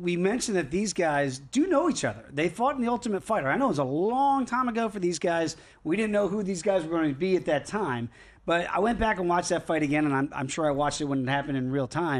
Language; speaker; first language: English; native; English